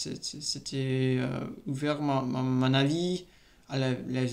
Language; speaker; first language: French; non-native, learner; English